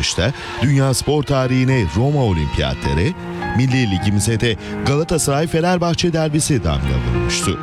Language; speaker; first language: Turkish; native; Turkish